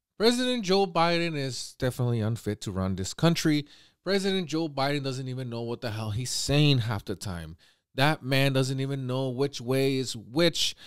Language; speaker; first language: English; native; English